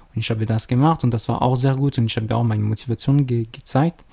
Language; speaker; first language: German; non-native, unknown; French